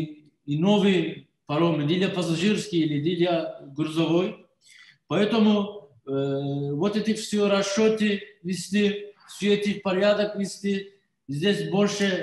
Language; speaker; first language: Russian; non-native, learner; Turkish